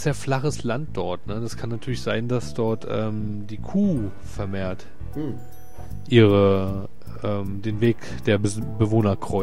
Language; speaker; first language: German; native; German